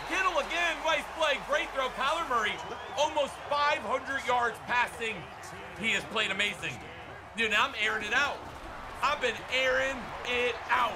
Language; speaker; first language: English; native; English